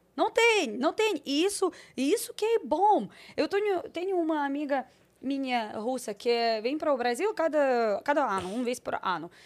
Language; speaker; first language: Portuguese; non-native, fluent; Russian